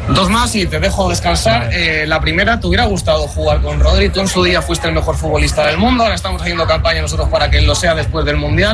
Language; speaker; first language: Spanish; native; Spanish